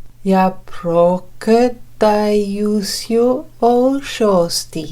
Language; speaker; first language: Ukrainian; non-native, learner; English